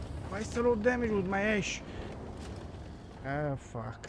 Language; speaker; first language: English; non-native, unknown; Romanian